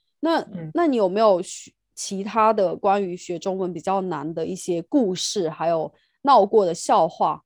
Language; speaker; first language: Chinese; native; Chinese